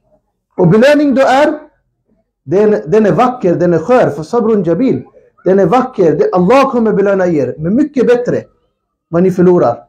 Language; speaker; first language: Swedish; non-native, local second language; Urdu